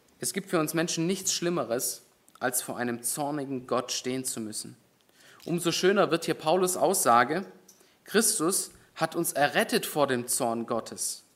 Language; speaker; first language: German; native; German